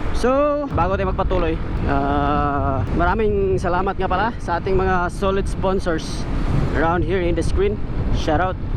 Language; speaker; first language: Filipino; non-native, local second language; Cebuano